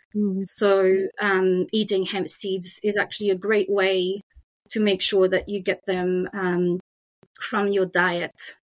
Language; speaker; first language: English; non-native, fluent; French